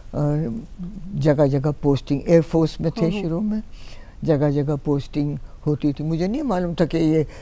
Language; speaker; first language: Hindi; native; Hindi